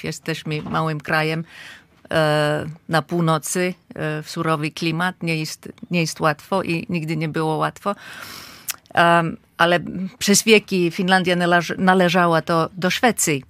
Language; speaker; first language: Polish; non-native, fluent; Finnish